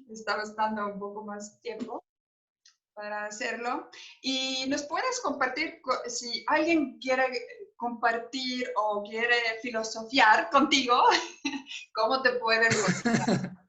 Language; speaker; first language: Spanish; non-native, learner; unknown